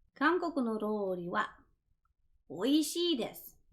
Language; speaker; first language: Japanese; non-native, fluent; English